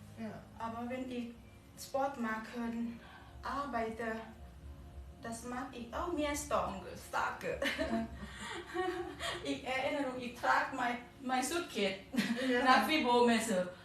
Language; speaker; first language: German; non-native, learner; Thai